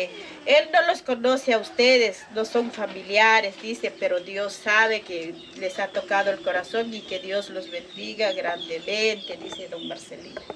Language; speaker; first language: Spanish; non-native, local second language; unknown